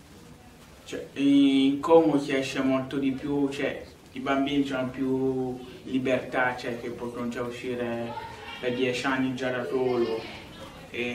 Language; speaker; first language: Italian; early bilingual, other home language; Lingala